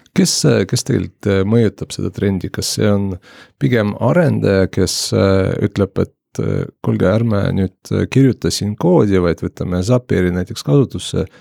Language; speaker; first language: Estonian; non-native, local second language; Russian